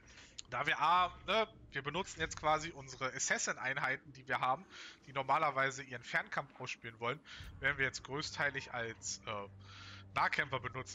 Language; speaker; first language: German; native; German